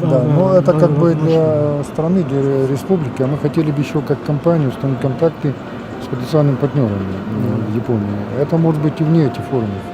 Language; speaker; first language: Russian; native; Russian